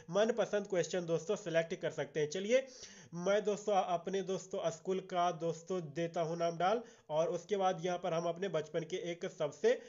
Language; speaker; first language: Hindi; native; Hindi